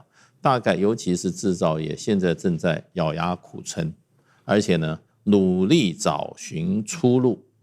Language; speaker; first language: Chinese; native; Chinese